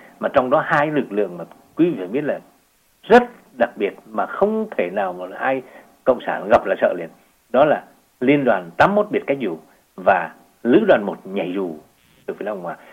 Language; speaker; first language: Vietnamese; native; Vietnamese